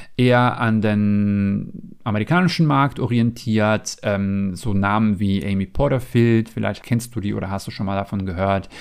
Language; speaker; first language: German; non-native, fluent; Macedonian